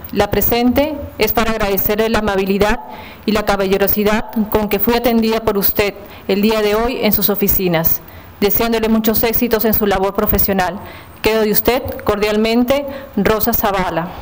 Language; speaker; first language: Spanish; native; Spanish